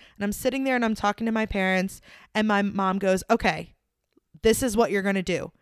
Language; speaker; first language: English; native; English